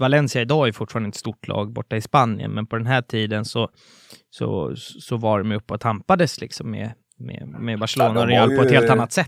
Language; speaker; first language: Swedish; native; Swedish